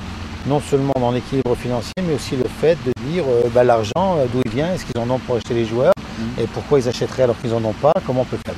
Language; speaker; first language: French; native; French